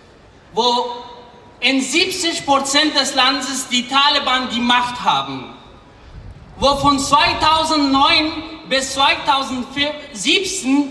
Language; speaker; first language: German; non-native, fluent; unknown